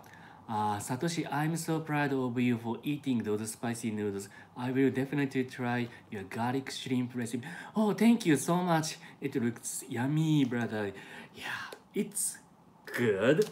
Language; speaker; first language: English; non-native, learner; Japanese